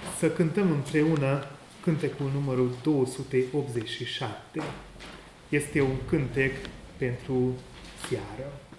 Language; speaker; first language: Romanian; non-native, local second language; Hungarian